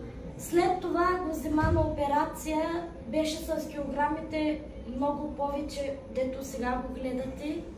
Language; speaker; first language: Bulgarian; non-native, local second language; Turkish